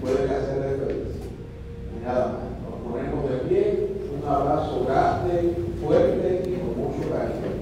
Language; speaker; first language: Spanish; native; Spanish